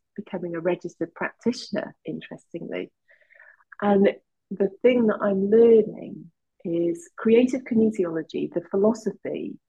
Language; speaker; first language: English; native; English